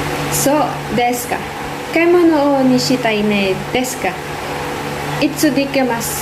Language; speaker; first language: Japanese; non-native, learner; Filipino